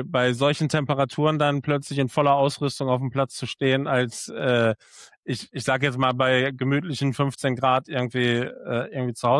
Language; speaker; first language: German; native; German